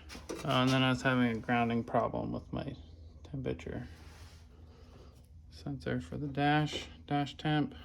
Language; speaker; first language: English; native; English